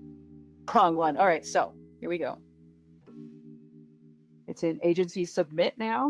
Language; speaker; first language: English; native; English